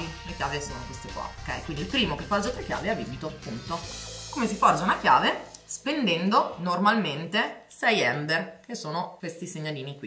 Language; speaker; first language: Italian; native; Italian